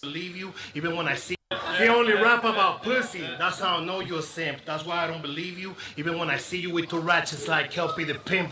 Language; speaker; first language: English; non-native, fluent; Spanish